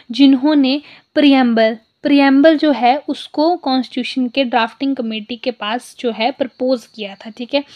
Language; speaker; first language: Hindi; non-native, local second language; Punjabi